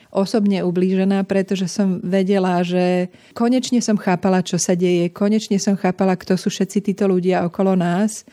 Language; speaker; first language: Slovak; native; Slovak